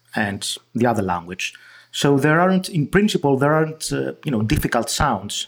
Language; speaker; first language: English; non-native, fluent; Greek